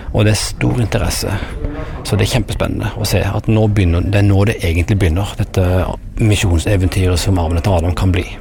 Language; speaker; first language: Norwegian; native; Norwegian